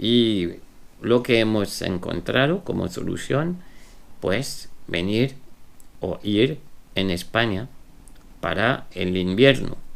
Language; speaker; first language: Spanish; non-native, fluent; French